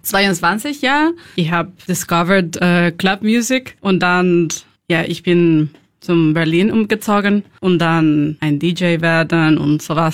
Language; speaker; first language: German; non-native, learner; Spanish